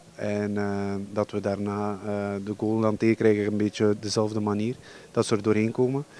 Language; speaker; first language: Dutch; native; Dutch